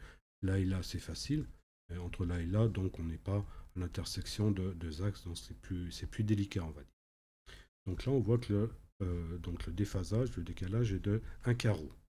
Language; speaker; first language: French; native; French